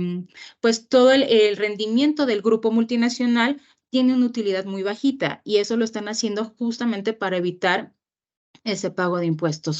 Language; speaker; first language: Spanish; native; Spanish